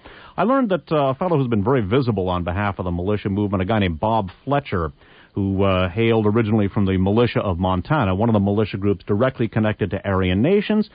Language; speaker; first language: English; native; English